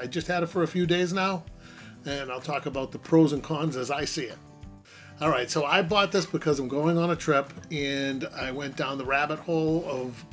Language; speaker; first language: English; native; English